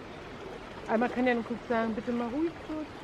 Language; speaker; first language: German; native; German